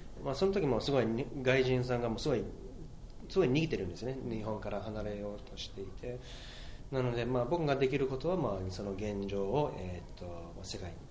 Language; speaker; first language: Japanese; non-native, fluent; English